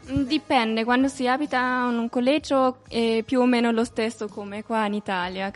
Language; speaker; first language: Italian; non-native, learner; German